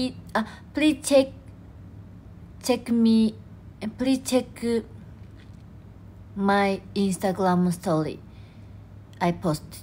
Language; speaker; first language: English; non-native, learner; Japanese